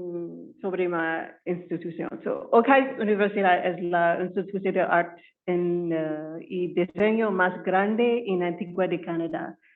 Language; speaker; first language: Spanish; non-native, learner; English